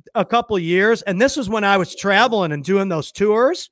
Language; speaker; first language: English; native; English